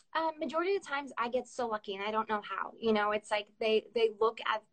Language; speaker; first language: English; early bilingual, other home language; Russian